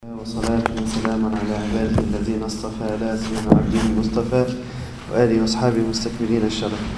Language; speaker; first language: Arabic; native; Arabic